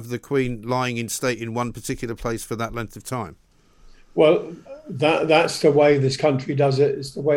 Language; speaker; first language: English; native; English